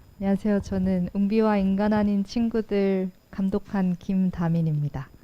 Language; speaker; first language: Korean; native; Korean